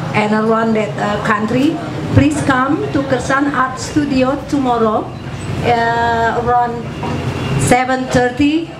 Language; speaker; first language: English; non-native, learner; Indonesian